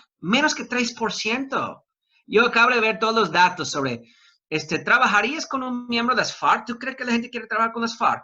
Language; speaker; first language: Spanish; non-native, fluent; English